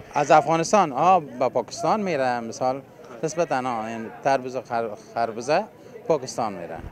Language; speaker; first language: Persian; native; Persian